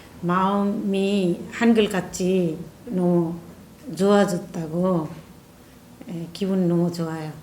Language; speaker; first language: Korean; non-native, fluent; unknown